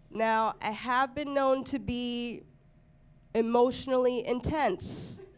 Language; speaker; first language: English; native; English